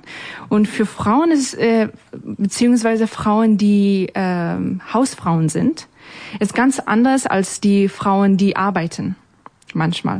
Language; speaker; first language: German; non-native, learner; Persian